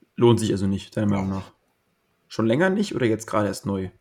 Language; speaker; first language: German; native; German